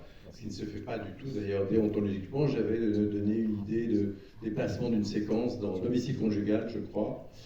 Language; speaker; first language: French; native; French